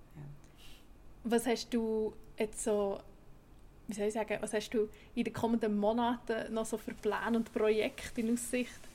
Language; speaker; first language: German; native; German